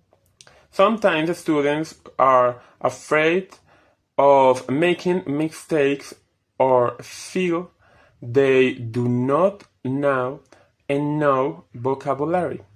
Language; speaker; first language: English; non-native, fluent; Spanish